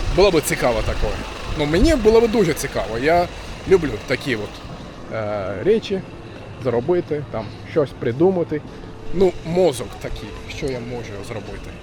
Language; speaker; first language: Ukrainian; non-native, fluent; Turkish